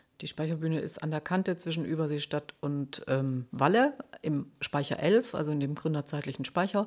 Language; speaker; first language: German; native; German